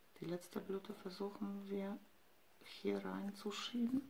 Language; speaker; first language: German; non-native, fluent; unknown